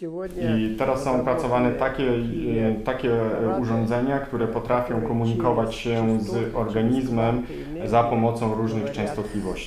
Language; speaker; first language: Polish; non-native, fluent; Russian